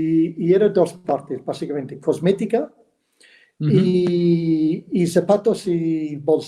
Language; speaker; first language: Spanish; non-native, fluent; English